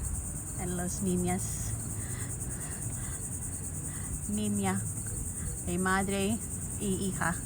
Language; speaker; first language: Spanish; non-native, learner; Lao